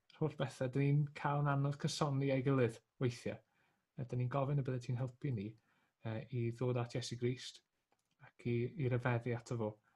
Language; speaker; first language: Welsh; native; Welsh